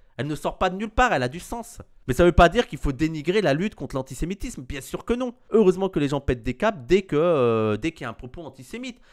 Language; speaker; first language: French; native; French